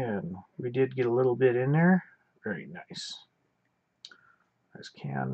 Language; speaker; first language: English; native; English